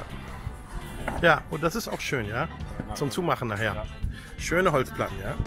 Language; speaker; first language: German; native; German